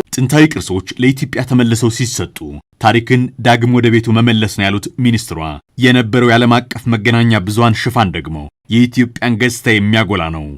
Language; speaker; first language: Amharic; native; Amharic